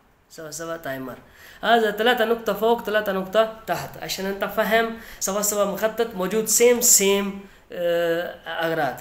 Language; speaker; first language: Arabic; non-native, learner; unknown